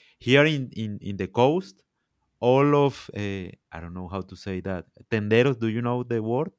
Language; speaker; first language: English; non-native, learner; Spanish